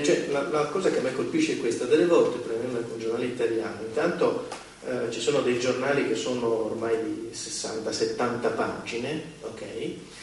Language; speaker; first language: Italian; native; Italian